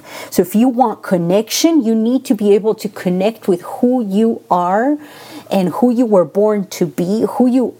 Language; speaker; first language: English; non-native, fluent; Spanish